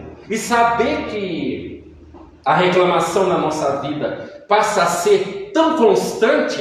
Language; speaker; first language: Portuguese; native; Portuguese